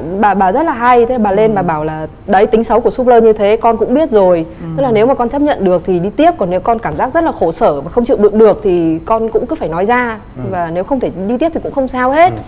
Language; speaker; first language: Vietnamese; native; Vietnamese